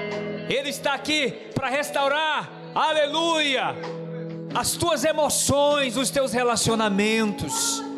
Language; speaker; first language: Portuguese; native; Portuguese